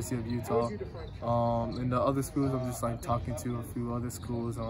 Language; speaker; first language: English; non-native, fluent; Japanese